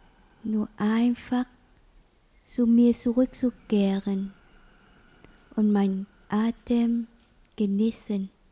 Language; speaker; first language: German; non-native, learner; Vietnamese